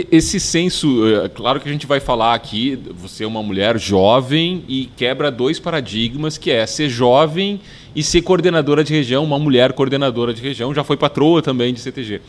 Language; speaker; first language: Portuguese; native; Portuguese